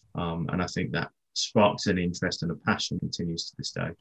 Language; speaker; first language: English; native; English